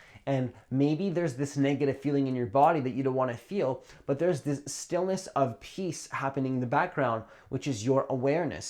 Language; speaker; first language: English; native; English